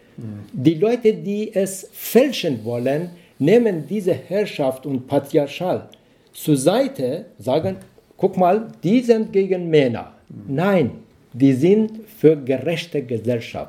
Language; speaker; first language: German; non-native, learner; Persian